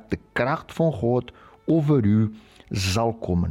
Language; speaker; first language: Dutch; non-native, fluent; Portuguese